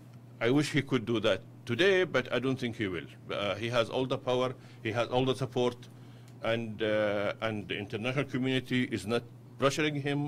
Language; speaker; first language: English; non-native, fluent; Arabic